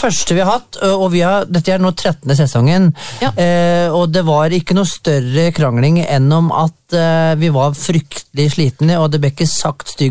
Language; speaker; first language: Norwegian; native; Norwegian